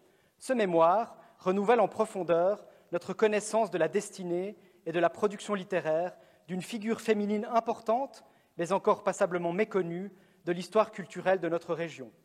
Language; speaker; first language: French; native; French